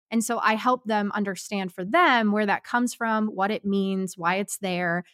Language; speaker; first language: English; native; English